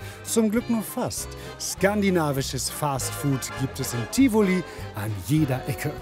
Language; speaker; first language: German; native; German